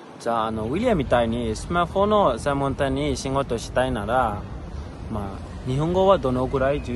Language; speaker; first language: Japanese; non-native, fluent; Burmese